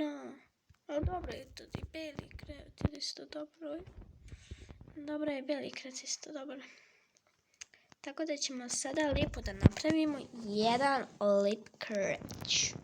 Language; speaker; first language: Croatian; early bilingual, heritage; Croatian